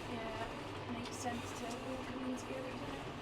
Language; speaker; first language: English; native; English